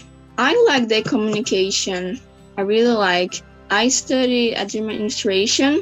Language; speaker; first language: English; non-native, learner; Portuguese